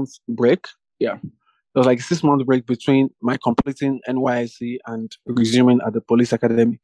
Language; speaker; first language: English; non-native, local second language; Yoruba